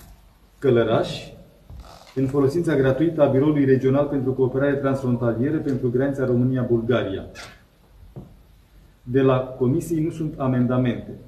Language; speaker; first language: Romanian; native; Romanian